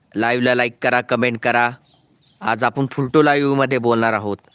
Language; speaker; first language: Hindi; non-native, local second language; Marathi